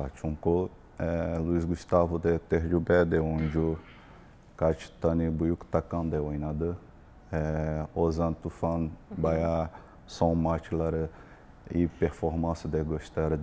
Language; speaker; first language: Turkish; non-native, learner; Portuguese